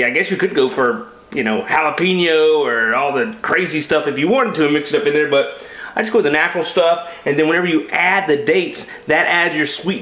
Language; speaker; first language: English; native; English